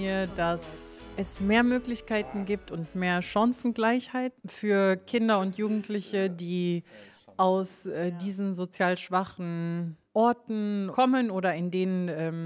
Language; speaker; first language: German; non-native, local second language; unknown